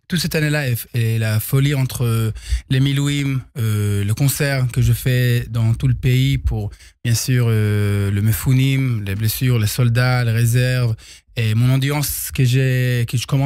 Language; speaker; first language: French; early bilingual, heritage; Hebrew